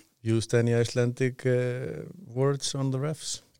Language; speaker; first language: English; non-native, fluent; Icelandic